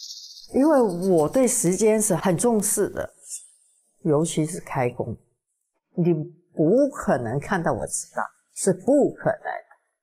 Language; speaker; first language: Chinese; non-native, local second language; Cantonese